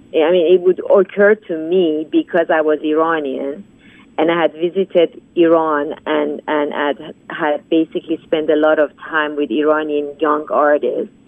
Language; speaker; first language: English; non-native, fluent; Persian